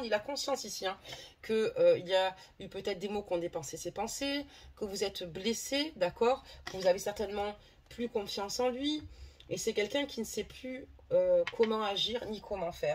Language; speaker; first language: French; native; French